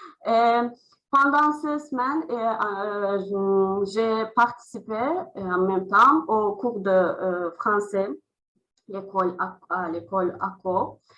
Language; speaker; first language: French; non-native, learner; Azerbaijani